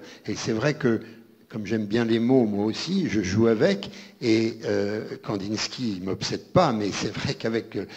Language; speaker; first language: French; native; French